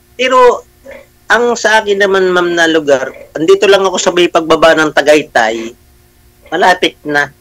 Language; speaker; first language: Filipino; native; Filipino